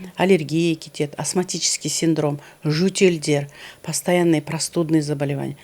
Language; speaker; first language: Russian; non-native, local second language; Kazakh